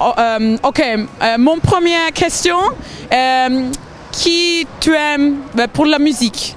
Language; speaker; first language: French; non-native, learner; Turkish